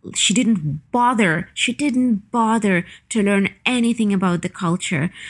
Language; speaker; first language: English; non-native, fluent; Ukrainian